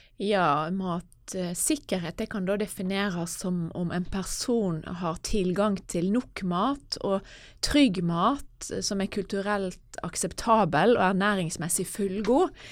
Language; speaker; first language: Norwegian; native; Norwegian